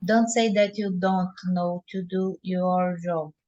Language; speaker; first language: English; non-native, learner; Portuguese